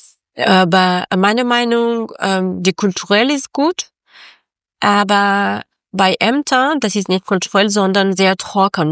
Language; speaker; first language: German; non-native, learner; Persian